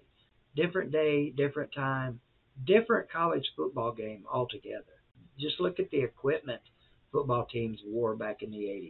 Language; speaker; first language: English; native; English